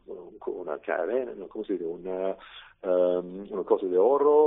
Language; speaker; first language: Catalan; non-native, learner; English